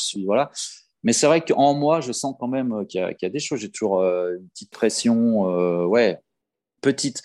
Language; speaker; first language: French; native; French